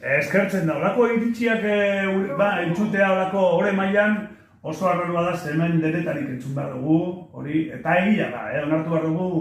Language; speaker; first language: Basque; non-native, local second language; Spanish